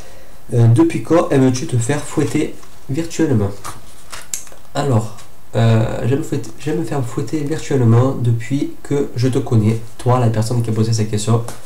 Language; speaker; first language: French; native; French